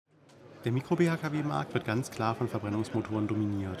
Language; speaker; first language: German; native; German